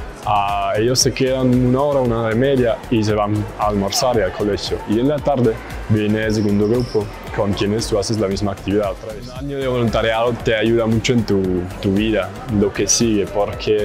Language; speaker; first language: Spanish; non-native, fluent; German